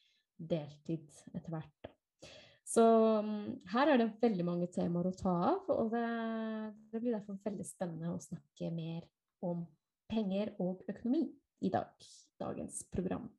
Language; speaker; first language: Norwegian; non-native, fluent; Spanish